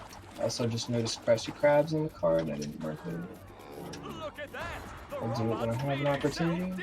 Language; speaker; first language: English; native; English